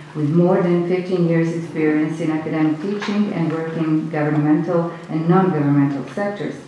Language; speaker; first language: English; non-native, fluent; Croatian